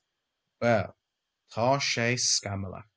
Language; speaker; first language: Irish; non-native, local second language; English